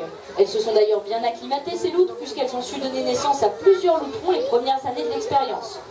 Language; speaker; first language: French; native; French